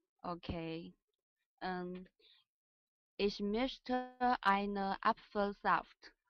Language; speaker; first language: German; non-native, learner; Chinese